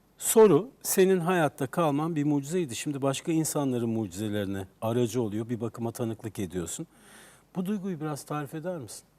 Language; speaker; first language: Turkish; native; Turkish